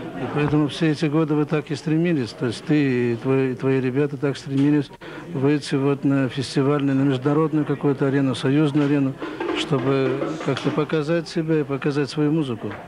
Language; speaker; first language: Russian; native; Russian